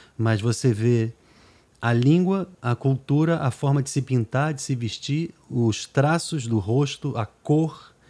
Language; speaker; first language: Portuguese; native; Portuguese